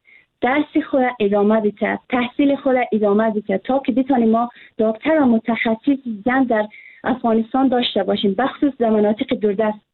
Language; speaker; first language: Persian; native; Persian